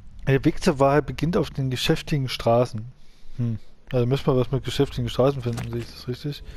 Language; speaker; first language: German; native; German